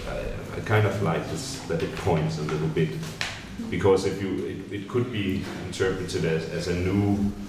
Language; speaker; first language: English; non-native, fluent; Danish